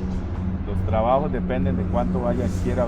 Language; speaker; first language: Spanish; native; Spanish